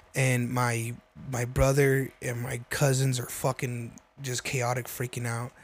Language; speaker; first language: English; native; English